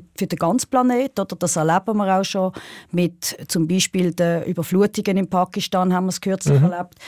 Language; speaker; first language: German; native; German